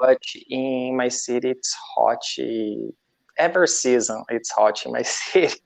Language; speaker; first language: English; non-native, learner; Portuguese